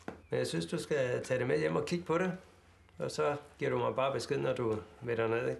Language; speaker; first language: Danish; native; Danish